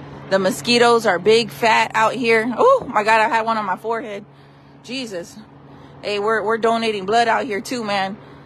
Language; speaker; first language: English; early bilingual, other home language; Spanish